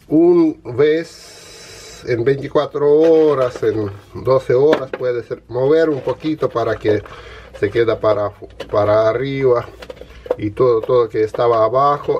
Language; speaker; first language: Spanish; non-native, learner; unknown